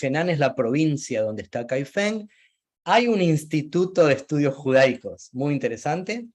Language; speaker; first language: Spanish; native; Spanish